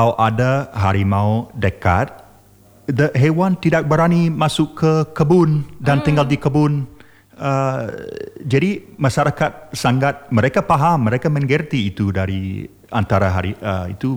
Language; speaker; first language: Indonesian; non-native, learner; English